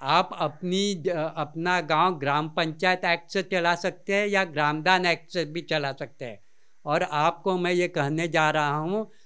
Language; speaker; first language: Hindi; non-native, local second language; Marathi